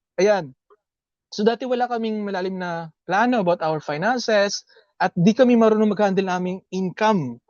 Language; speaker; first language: Filipino; native; Filipino